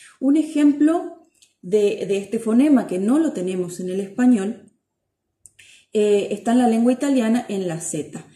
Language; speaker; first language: Spanish; native; Spanish